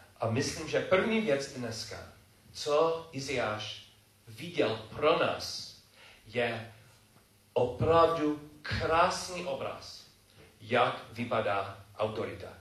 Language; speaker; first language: Czech; non-native, fluent; English